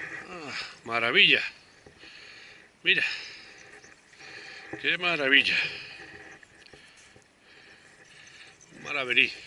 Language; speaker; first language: Spanish; native; Spanish